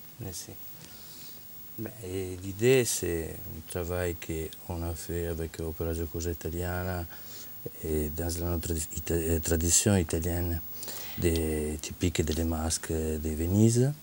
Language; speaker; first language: French; non-native, fluent; Italian